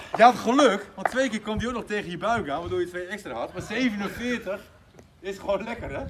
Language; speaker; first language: Dutch; native; Dutch